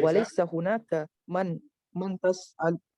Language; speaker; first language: Arabic; non-native, learner; Indonesian